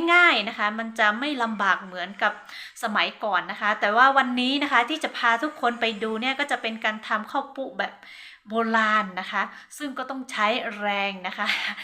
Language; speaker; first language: Thai; non-native, local second language; Hmong